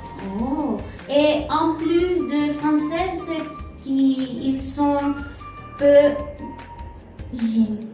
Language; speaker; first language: French; non-native, learner; Spanish